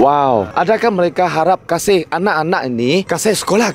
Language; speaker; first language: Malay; non-native, local second language; Chinese